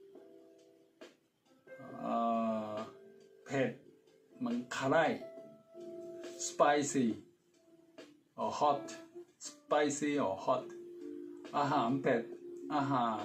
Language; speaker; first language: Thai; non-native, fluent; Japanese